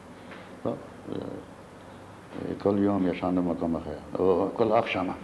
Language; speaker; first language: Hebrew; non-native, fluent; Yiddish